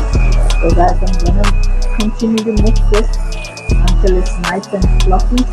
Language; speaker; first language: English; native; English